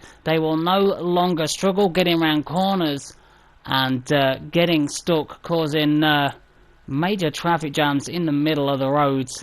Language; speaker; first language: English; native; English